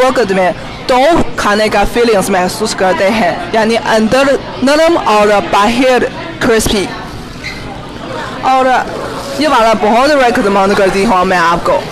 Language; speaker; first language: Hindi; non-native, fluent; Chinese